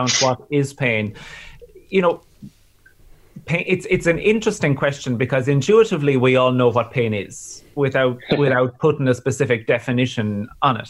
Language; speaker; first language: English; native; English